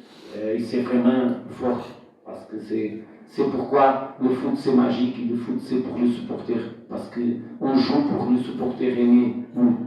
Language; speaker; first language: French; non-native, fluent; Portuguese